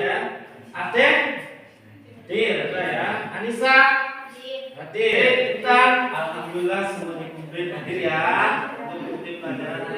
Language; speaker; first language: Indonesian; native; Indonesian